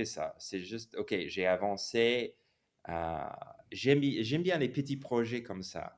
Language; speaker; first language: French; non-native, fluent; English